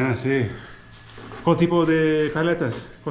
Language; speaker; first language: Spanish; non-native, learner; English